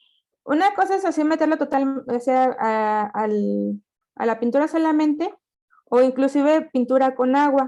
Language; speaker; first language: Spanish; native; Spanish